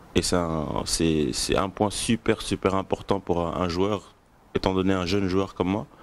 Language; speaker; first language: French; native; French